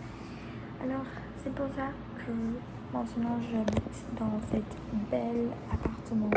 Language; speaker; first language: French; non-native, learner; Spanish